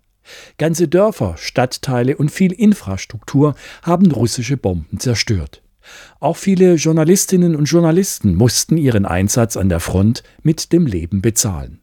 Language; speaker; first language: German; native; German